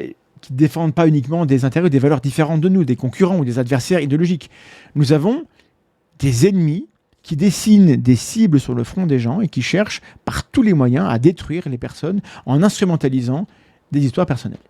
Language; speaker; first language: French; native; French